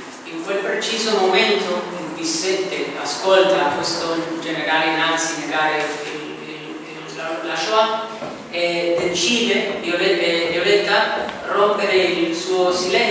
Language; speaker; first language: Italian; non-native, fluent; Spanish